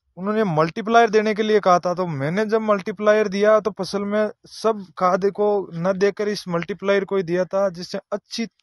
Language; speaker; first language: Hindi; native; Hindi